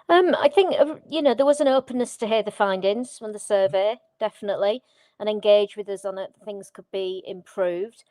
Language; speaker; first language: English; native; English